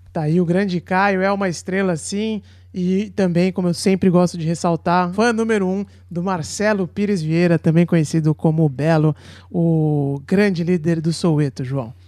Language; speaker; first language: Portuguese; native; Portuguese